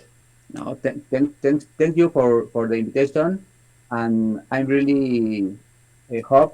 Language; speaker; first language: English; non-native, learner; Spanish